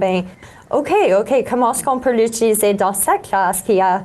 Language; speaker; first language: French; native; French